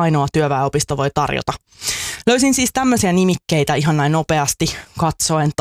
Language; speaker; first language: Finnish; native; Finnish